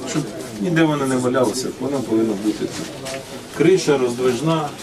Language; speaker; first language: Ukrainian; native; Ukrainian